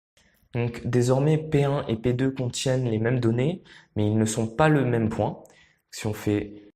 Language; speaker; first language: French; native; French